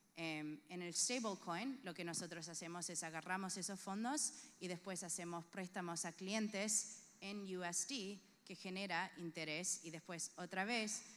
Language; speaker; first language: Spanish; early bilingual, heritage; Spanish